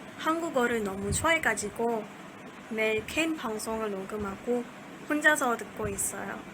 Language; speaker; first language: Korean; non-native, learner; Malay